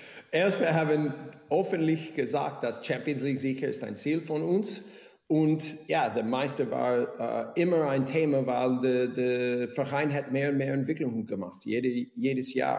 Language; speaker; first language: German; non-native, fluent; English